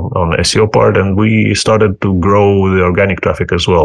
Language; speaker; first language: English; non-native, fluent; Ukrainian